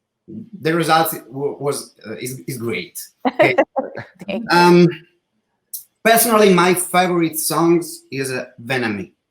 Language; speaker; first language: English; non-native, learner; Italian